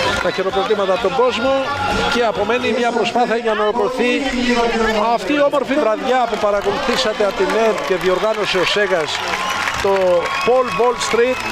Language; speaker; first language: Greek; native; Greek